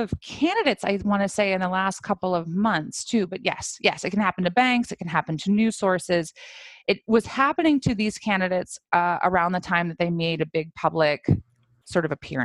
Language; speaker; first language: English; native; English